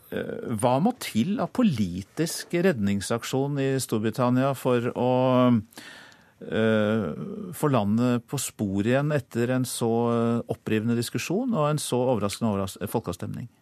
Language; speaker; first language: Norwegian; native; Norwegian